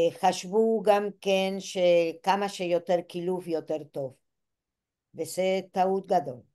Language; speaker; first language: Hebrew; non-native, fluent; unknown